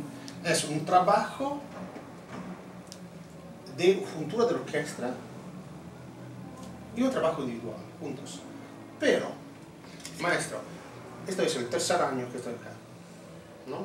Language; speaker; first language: Spanish; non-native, fluent; Italian